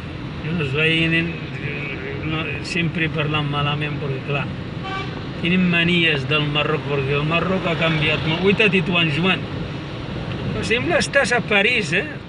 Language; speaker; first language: Catalan; non-native, learner; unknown